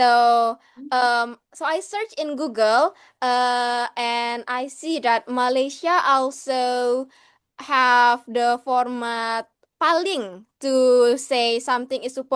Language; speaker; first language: English; non-native, learner; Indonesian